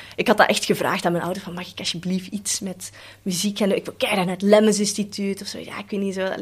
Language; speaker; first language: Dutch; early bilingual, other home language; Cantonese